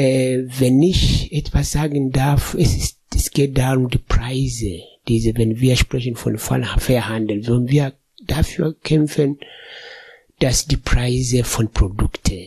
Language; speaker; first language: German; non-native, fluent; Swahili